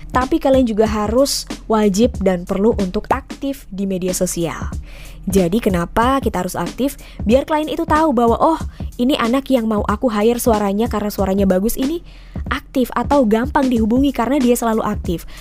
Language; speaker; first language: Indonesian; native; Indonesian